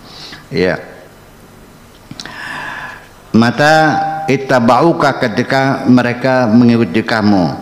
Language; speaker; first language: Indonesian; native; Indonesian